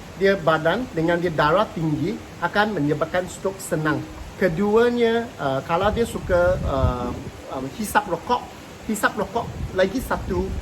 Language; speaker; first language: Malay; non-native, local second language; Cantonese